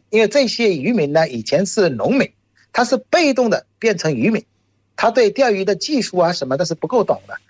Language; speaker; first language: Chinese; non-native, fluent; Bangla